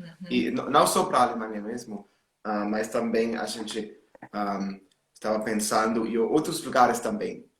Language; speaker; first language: Portuguese; non-native, learner; German